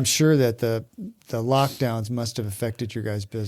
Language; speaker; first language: English; native; English